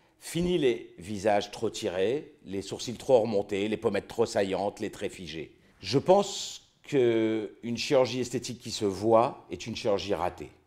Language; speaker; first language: French; native; French